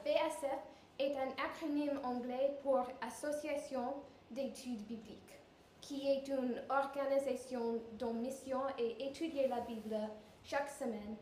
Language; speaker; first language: French; non-native, learner; English